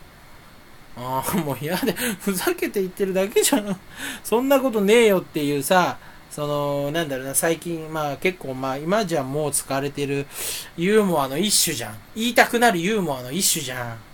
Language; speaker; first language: Japanese; native; Japanese